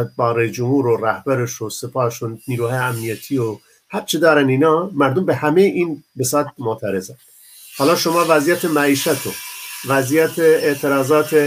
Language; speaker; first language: Persian; non-native, local second language; Central Kurdish